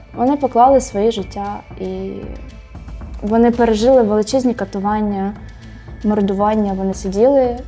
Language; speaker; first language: Ukrainian; non-native, local second language; Russian